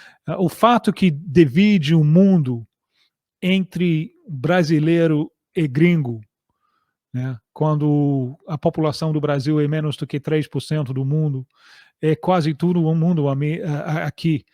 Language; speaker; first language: Portuguese; non-native, fluent; English